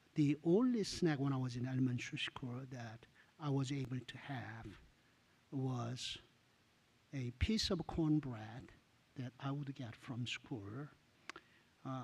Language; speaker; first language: English; non-native, fluent; Korean